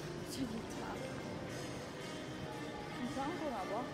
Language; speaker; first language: Korean; non-native, learner; Russian